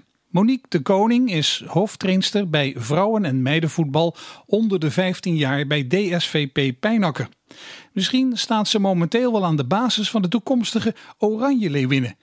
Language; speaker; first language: Dutch; native; Dutch